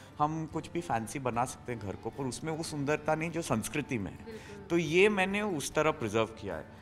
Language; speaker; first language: Hindi; native; Hindi